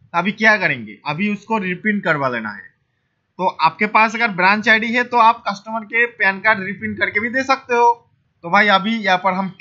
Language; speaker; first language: Hindi; non-native, local second language; Bangla